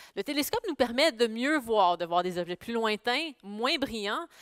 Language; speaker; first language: French; native; French